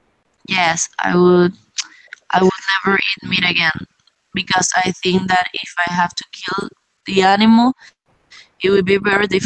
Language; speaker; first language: English; non-native, learner; Spanish